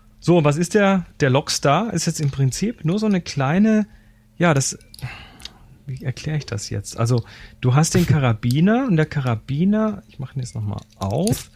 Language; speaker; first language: German; native; German